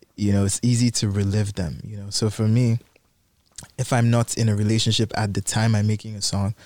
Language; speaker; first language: English; non-native, local second language; Igbo